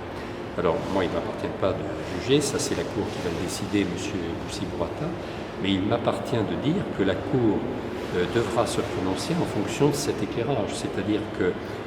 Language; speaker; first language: French; native; French